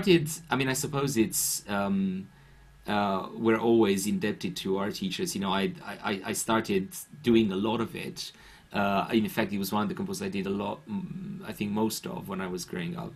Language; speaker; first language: English; non-native, fluent; Romanian